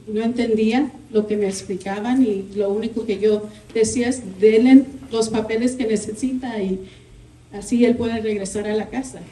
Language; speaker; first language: Spanish; early bilingual, heritage; Spanish